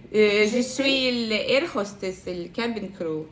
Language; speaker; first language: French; non-native, learner; Russian